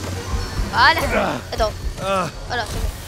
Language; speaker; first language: French; native; French